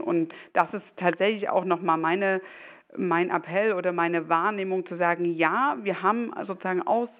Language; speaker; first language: German; native; German